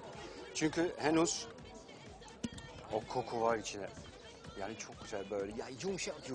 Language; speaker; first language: Turkish; non-native, fluent; Dutch